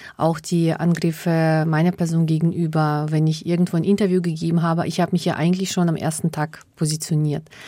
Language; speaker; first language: German; early bilingual, other home language; Russian